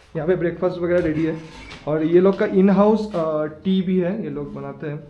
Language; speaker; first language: Hindi; non-native, local second language; Bangla